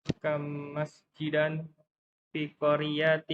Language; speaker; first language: Arabic; non-native, learner; Indonesian